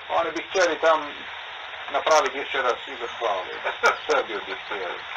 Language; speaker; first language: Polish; non-native, learner; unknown